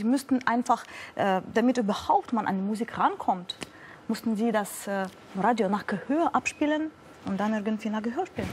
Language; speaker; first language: German; non-native, fluent; Russian